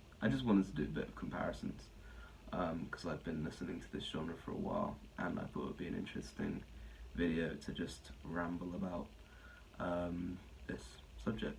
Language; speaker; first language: English; native; English